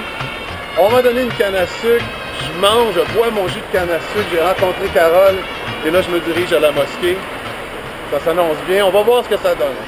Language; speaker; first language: French; native; French